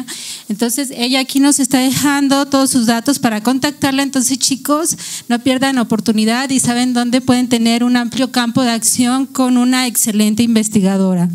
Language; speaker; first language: Spanish; native; Spanish